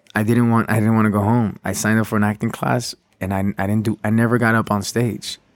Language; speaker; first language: English; native; English